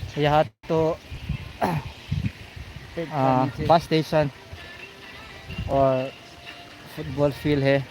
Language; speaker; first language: Hindi; non-native, local second language; Thado Chin